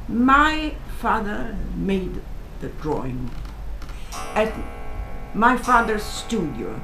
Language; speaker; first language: English; non-native, fluent; Italian